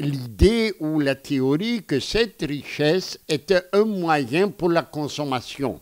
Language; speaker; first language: French; non-native, fluent; Greek